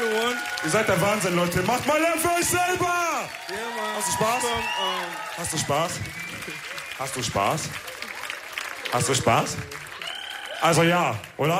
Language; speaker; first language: German; early bilingual, other home language; Wolof